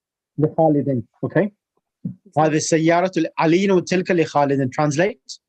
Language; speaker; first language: Arabic; non-native, fluent; English